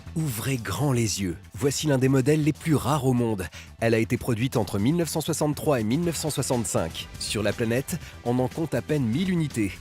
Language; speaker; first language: French; native; French